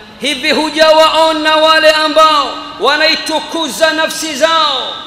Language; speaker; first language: Swahili; native; Swahili